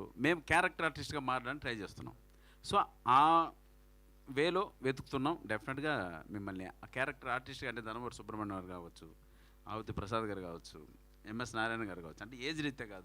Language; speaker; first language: Telugu; native; Telugu